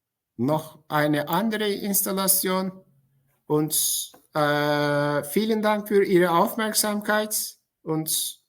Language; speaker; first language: German; non-native, fluent; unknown